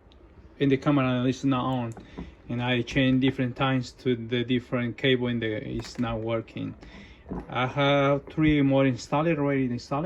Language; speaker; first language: English; non-native, learner; Spanish